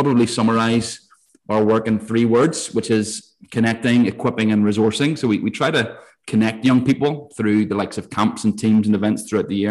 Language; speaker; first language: English; native; English